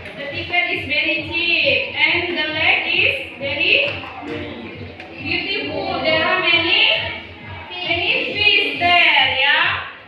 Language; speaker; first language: English; non-native, fluent; Indonesian